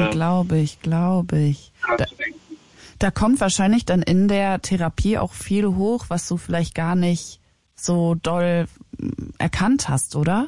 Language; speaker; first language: German; native; German